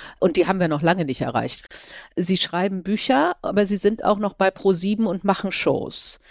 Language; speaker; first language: German; native; German